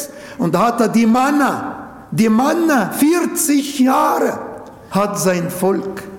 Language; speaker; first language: German; non-native, local second language; Arabic